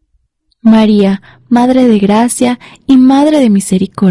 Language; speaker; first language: Spanish; native; Spanish